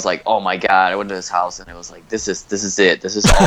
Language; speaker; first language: English; non-native, fluent; Spanish